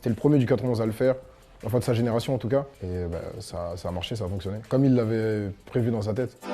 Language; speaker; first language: French; native; French